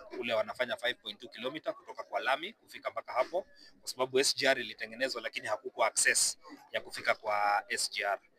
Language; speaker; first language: Swahili; non-native, local second language; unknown